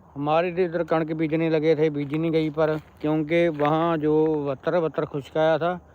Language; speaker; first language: Hindi; non-native, local second language; Punjabi